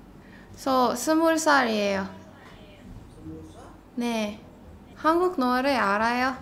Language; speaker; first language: Korean; non-native, learner; Indonesian